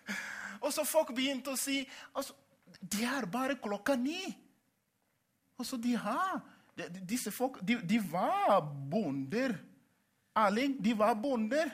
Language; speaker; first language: Swedish; non-native, fluent; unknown